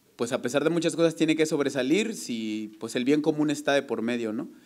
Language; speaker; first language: Spanish; native; Spanish